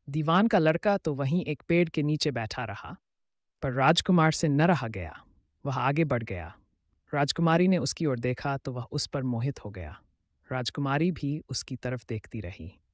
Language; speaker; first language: Hindi; native; Hindi